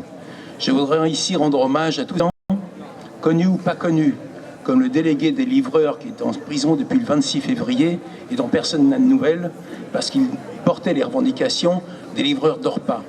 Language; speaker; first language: French; native; French